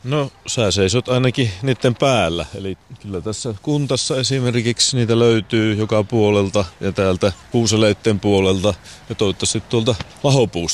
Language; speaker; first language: Finnish; native; Finnish